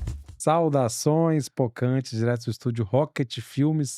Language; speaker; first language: Portuguese; native; Portuguese